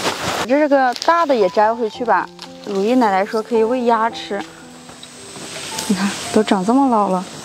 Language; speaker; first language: Chinese; native; Chinese